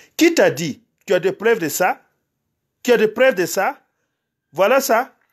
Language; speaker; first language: French; non-native, local second language; Mossi